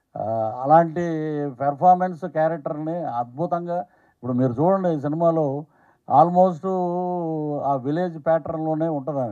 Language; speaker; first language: Telugu; native; Telugu